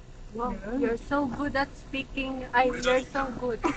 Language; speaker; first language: English; non-native, local second language; Filipino